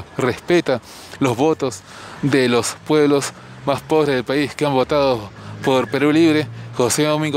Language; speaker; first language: Spanish; native; Spanish